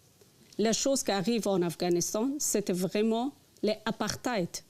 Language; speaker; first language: French; non-native, learner; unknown